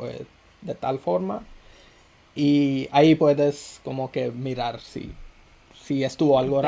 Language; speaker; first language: Spanish; non-native, fluent; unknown